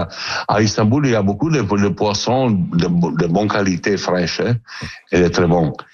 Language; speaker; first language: French; non-native, learner; Italian